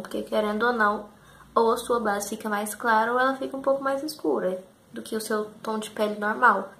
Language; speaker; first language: Portuguese; native; Portuguese